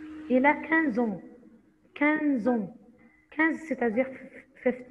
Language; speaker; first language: French; non-native, fluent; Arabic